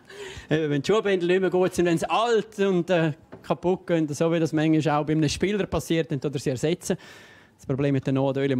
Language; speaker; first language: German; native; German